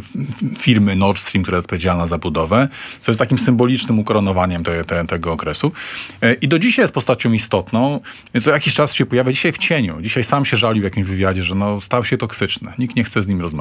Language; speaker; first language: Polish; native; Polish